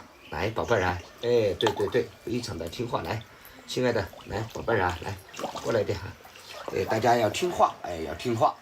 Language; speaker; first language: Chinese; native; Chinese